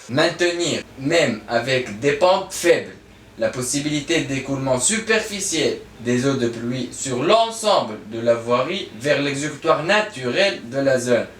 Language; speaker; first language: French; non-native, local second language; Arabic